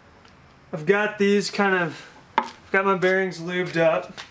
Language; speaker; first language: English; native; English